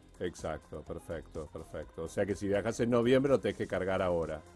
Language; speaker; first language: Spanish; native; Spanish